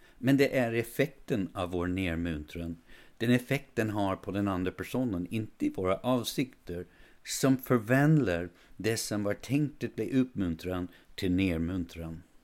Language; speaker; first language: Swedish; non-native, fluent; English